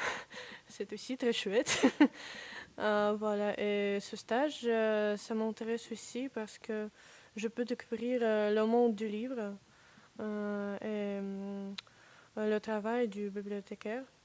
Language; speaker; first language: French; non-native, learner; Russian